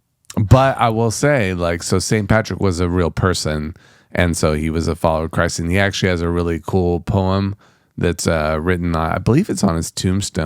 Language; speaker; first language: English; native; English